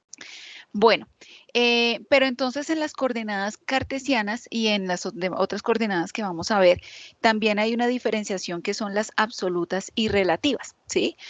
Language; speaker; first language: Spanish; native; Spanish